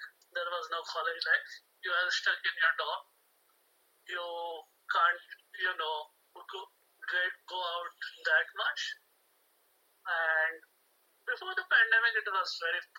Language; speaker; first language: English; non-native, local second language; Hindi